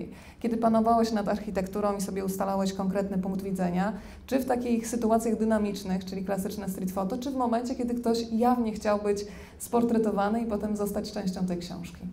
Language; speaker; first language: Polish; native; Polish